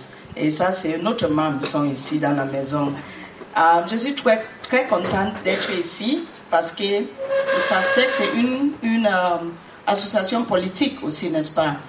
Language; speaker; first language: French; non-native, learner; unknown